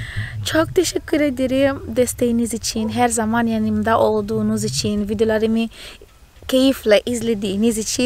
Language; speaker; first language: Turkish; non-native, fluent; Portuguese